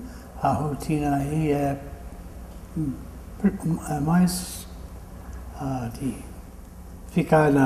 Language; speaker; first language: Portuguese; non-native, fluent; English